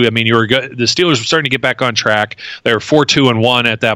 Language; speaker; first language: English; native; English